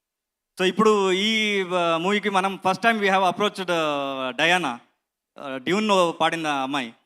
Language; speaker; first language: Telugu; non-native, learner; Kannada